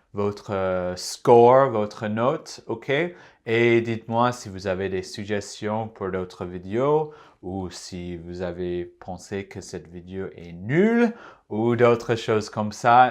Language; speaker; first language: French; non-native, fluent; English